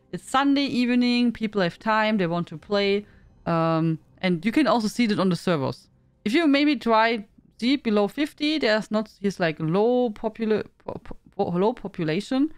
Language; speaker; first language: English; non-native, fluent; German